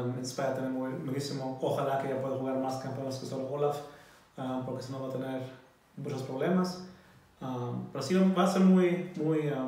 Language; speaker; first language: Spanish; non-native, learner; German